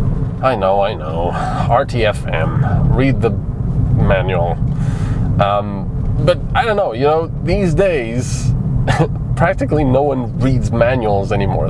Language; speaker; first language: English; non-native, fluent; Slovenian